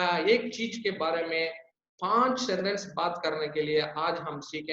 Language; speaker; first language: Hindi; non-native, local second language; Tamil